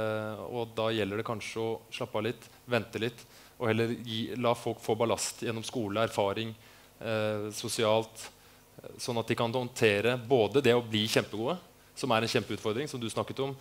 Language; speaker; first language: Norwegian; native; Norwegian